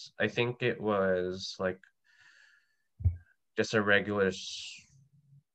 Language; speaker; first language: English; non-native, local second language; Filipino